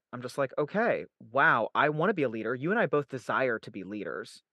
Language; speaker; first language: English; native; English